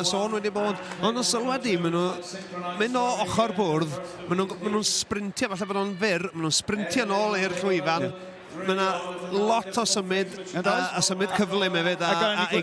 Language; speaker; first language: Welsh; native; Welsh